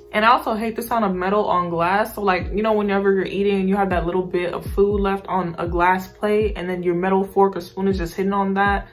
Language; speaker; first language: English; native; English